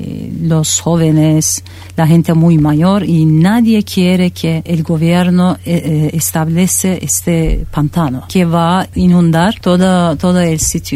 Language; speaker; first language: Spanish; non-native, fluent; Turkish